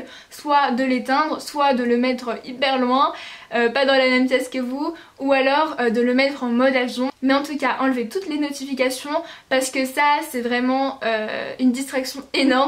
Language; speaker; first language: French; native; French